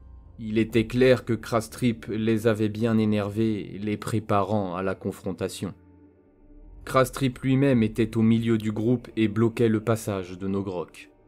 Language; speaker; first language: French; native; French